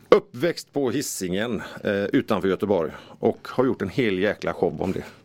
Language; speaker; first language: Swedish; native; Swedish